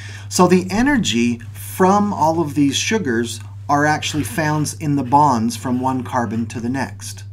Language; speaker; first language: English; native; English